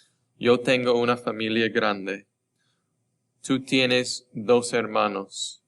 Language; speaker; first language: Spanish; non-native, fluent; English